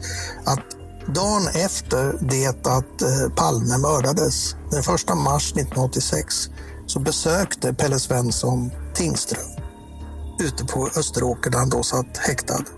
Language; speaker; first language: Swedish; native; Swedish